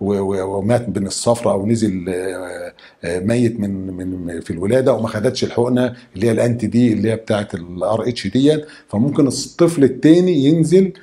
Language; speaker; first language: Arabic; native; Arabic